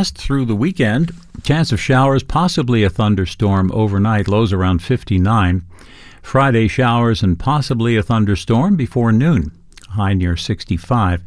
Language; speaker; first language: English; native; English